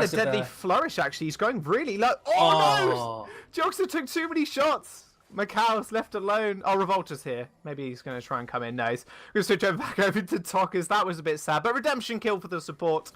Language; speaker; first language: English; native; English